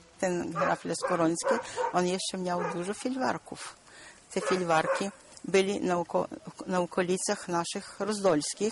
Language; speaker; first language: Polish; early bilingual, heritage; Polish